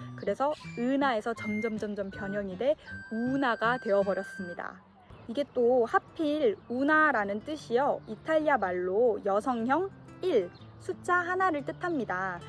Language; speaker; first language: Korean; early bilingual, heritage; Korean